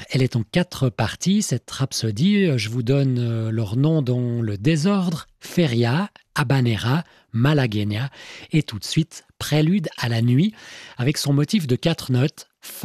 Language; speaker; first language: French; native; French